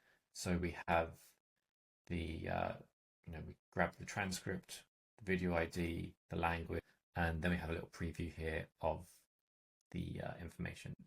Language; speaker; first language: English; native; English